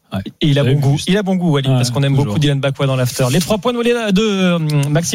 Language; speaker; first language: French; native; French